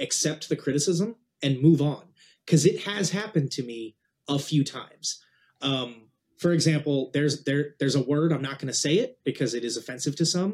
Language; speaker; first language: English; native; English